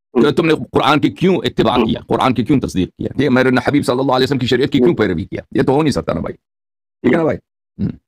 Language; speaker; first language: Urdu; non-native, local second language; Persian